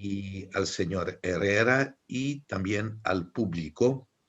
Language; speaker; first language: Spanish; non-native, fluent; Greek